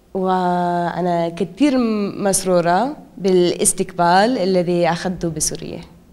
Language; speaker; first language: Arabic; non-native, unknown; English